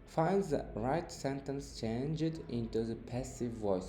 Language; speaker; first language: English; non-native, fluent; Uzbek